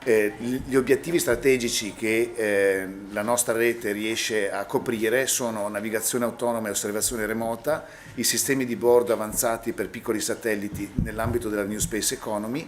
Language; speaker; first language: Italian; native; Italian